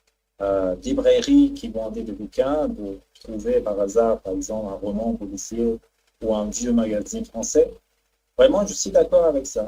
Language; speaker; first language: French; non-native, fluent; Persian